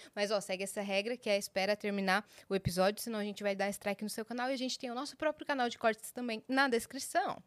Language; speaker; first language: Portuguese; native; Portuguese